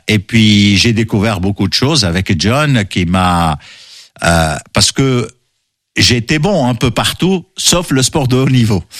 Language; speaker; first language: French; non-native, local second language; Arabic